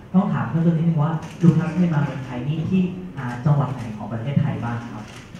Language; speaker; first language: Thai; native; Thai